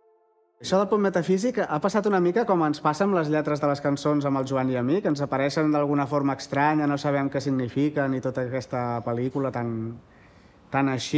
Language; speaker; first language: Catalan; native; Catalan